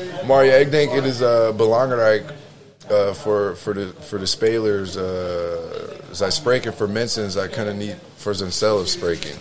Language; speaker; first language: Dutch; non-native, learner; English